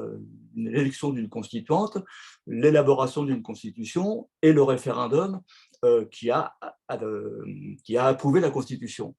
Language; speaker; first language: French; native; French